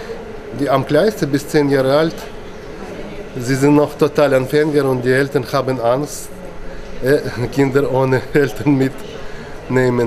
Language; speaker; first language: German; non-native, learner; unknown